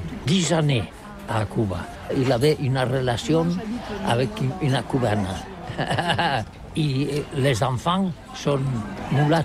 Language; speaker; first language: French; non-native, learner; Catalan